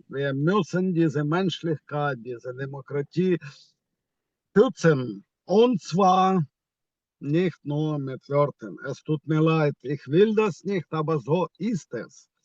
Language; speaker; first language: German; non-native, fluent; Ukrainian